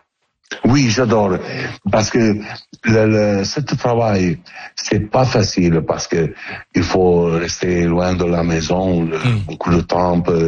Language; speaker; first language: French; non-native, learner; Italian